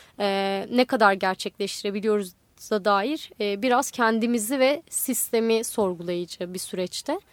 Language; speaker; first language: Turkish; native; Turkish